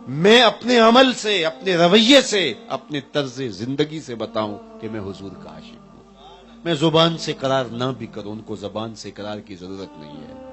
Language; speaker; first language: Urdu; non-native, local second language; Punjabi